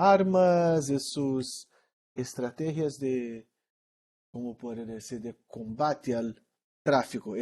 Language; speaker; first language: Spanish; non-native, learner; Portuguese